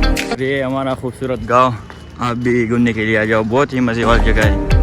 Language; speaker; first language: Hindi; non-native, local second language; Pashto